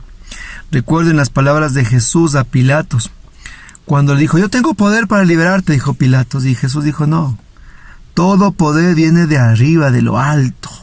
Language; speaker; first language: Spanish; native; Spanish